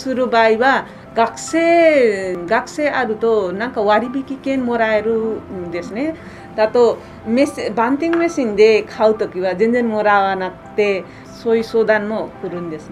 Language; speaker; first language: Japanese; non-native, fluent; Nepali